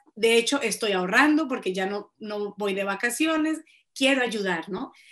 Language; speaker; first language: Spanish; native; Spanish